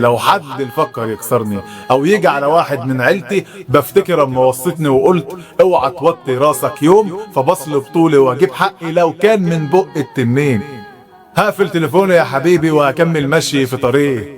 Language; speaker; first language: Arabic; native; Arabic